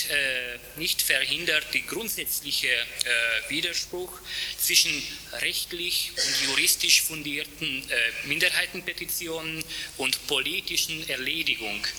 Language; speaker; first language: German; non-native, fluent; Hungarian